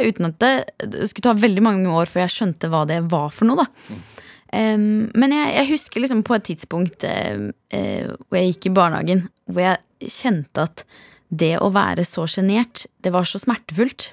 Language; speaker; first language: Norwegian; native; Norwegian